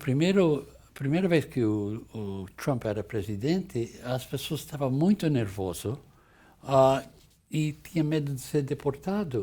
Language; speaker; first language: Portuguese; non-native, fluent; English